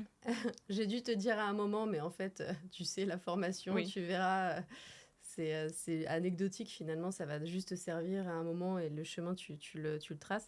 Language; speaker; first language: French; native; French